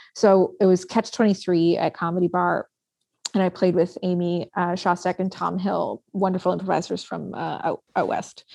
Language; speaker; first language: English; native; English